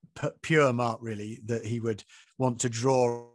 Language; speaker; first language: English; native; English